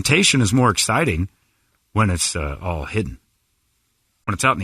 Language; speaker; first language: English; native; English